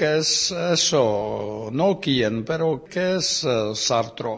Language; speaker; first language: Spanish; non-native, learner; Czech